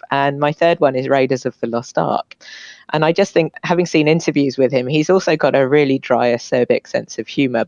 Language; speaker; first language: English; native; English